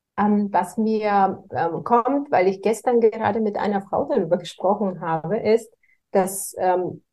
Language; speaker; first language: German; non-native, fluent; Bulgarian